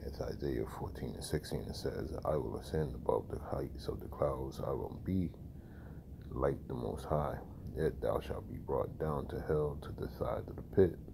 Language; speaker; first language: English; native; English